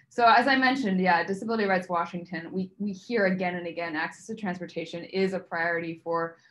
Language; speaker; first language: English; native; English